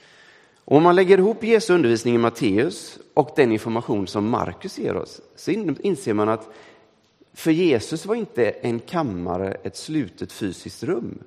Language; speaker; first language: Swedish; native; Swedish